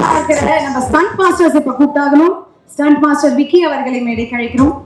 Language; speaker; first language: Tamil; native; Tamil